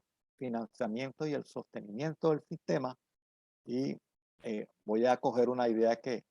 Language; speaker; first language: Spanish; native; Spanish